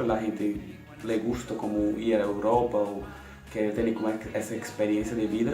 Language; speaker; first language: Spanish; non-native, local second language; Portuguese